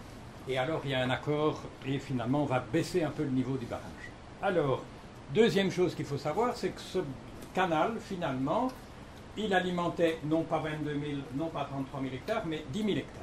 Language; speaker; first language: French; native; French